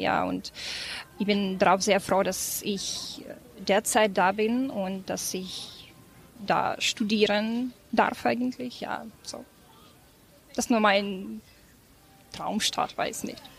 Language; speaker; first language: German; non-native, fluent; Ukrainian